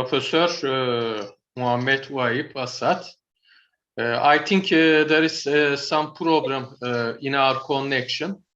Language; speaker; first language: English; non-native, learner; Turkish